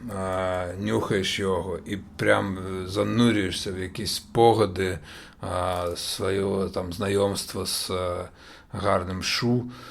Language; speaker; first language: Ukrainian; non-native, local second language; Russian